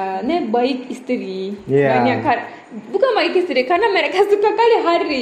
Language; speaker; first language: Indonesian; non-native, learner; Turkish